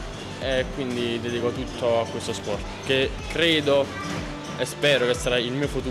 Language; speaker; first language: Italian; native; Italian